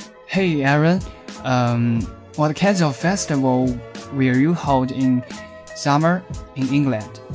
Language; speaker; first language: English; non-native, learner; Chinese